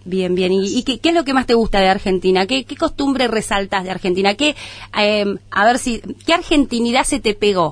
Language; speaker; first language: Spanish; native; Spanish